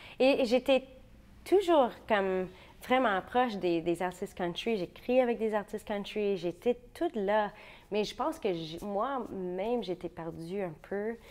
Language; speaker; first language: French; non-native, fluent; English